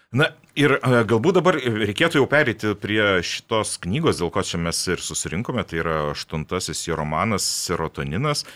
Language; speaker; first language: Lithuanian; native; Lithuanian